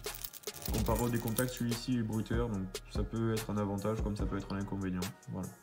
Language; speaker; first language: French; native; French